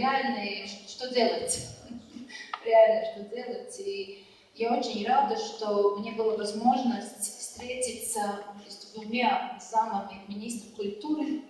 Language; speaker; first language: Russian; non-native, fluent; Latvian